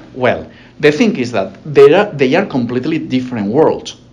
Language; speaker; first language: English; non-native, fluent; Spanish